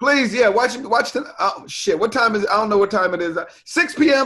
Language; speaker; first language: English; native; English